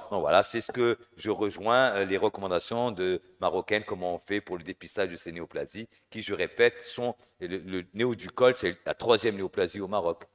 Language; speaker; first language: French; non-native, local second language; Arabic